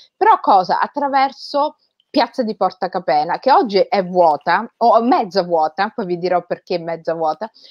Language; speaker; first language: Italian; native; Italian